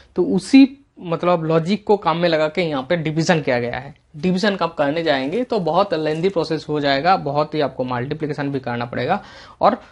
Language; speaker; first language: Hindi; non-native, local second language; Bangla